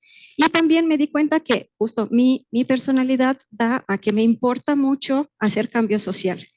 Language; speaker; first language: Spanish; non-native, fluent; Romanian